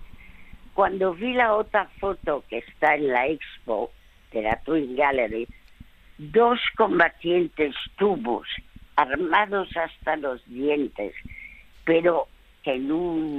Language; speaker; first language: Spanish; early bilingual, other home language; French